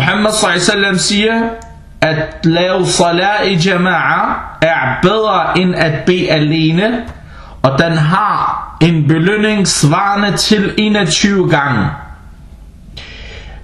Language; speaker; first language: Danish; non-native, fluent; Arabic